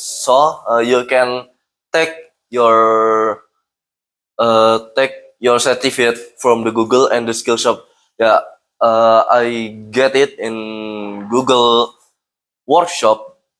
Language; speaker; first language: English; non-native, learner; Indonesian